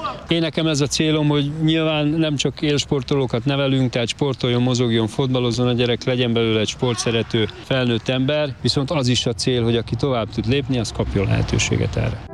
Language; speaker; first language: Hungarian; native; Hungarian